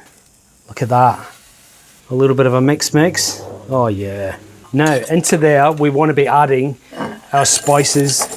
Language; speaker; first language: English; native; English